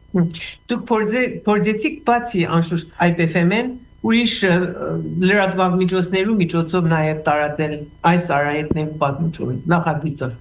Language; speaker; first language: Armenian; early bilingual, heritage; Armenian